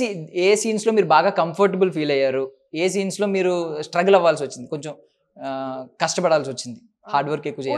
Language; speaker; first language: Telugu; native; Telugu